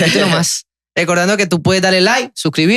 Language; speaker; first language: Spanish; native; Spanish